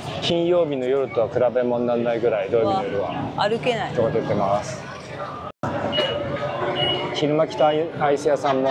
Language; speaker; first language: Japanese; native; Japanese